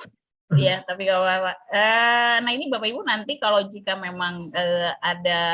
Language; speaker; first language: Indonesian; native; Indonesian